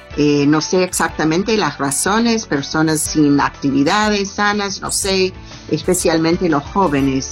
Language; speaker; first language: Spanish; non-native, fluent; English